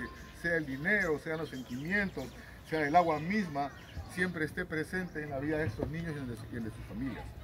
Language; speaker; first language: Spanish; native; Spanish